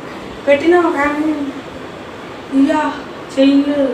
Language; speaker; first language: Telugu; native; Telugu